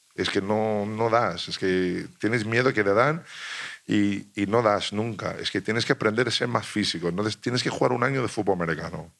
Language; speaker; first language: Spanish; non-native, fluent; English